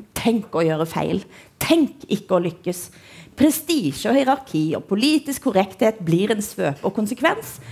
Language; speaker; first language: Norwegian; native; Norwegian